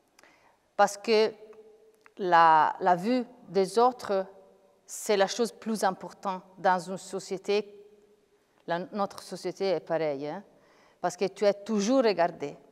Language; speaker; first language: French; non-native, fluent; Italian